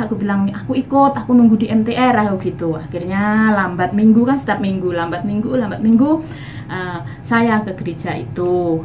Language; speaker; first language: Indonesian; non-native, local second language; Javanese